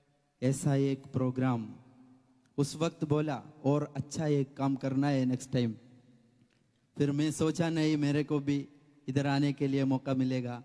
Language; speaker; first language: Hindi; non-native, local second language; Malayalam